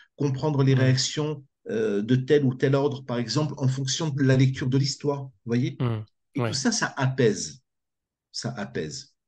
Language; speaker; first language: French; native; French